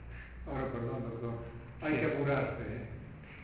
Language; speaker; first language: Spanish; native; Spanish